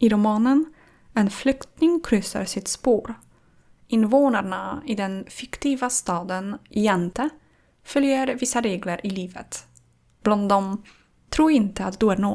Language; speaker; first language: Swedish; non-native, fluent; Polish